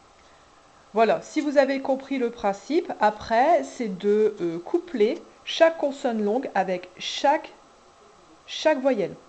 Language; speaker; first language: French; native; French